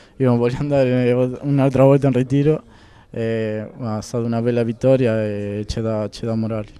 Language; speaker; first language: Italian; non-native, fluent; Spanish